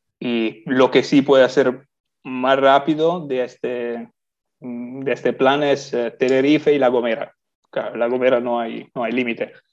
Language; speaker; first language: Spanish; non-native, fluent; Italian